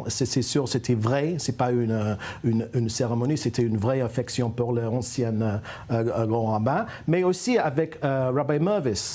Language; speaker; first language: French; non-native, fluent; English